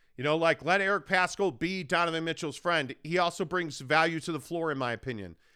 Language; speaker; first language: English; native; English